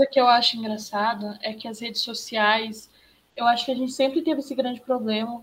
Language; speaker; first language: Portuguese; native; Portuguese